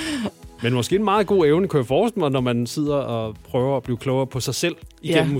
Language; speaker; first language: Danish; native; Danish